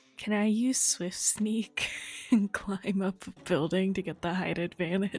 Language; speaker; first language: English; native; English